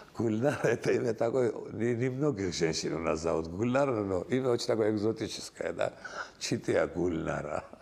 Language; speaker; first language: Russian; non-native, local second language; Georgian